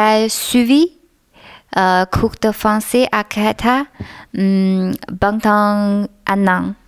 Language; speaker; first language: French; non-native, learner; Chinese